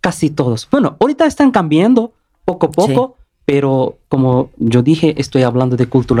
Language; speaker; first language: Spanish; non-native, learner; Bangla